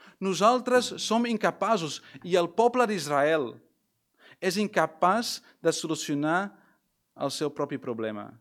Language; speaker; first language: Catalan; non-native, local second language; Spanish